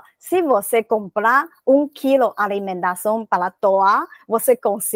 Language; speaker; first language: Portuguese; non-native, learner; Chinese